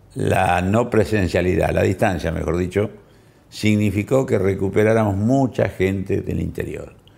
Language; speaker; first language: Spanish; native; Spanish